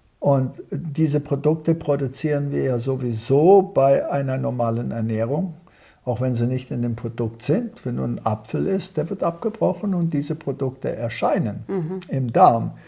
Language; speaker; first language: German; early bilingual, heritage; German